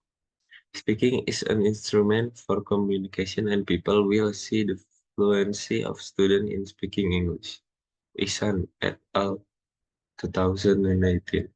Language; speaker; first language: English; non-native, learner; Indonesian